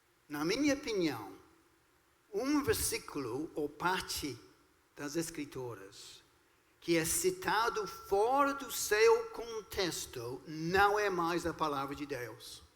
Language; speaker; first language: Portuguese; non-native, fluent; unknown